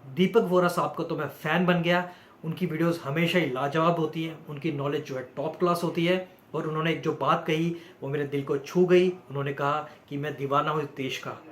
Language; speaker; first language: Hindi; native; Hindi